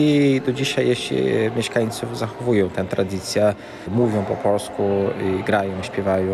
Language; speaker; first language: Polish; early bilingual, heritage; Portuguese